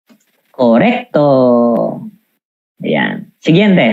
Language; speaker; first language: Spanish; non-native, fluent; Filipino